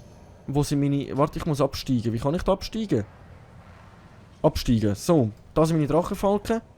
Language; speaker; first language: German; native; German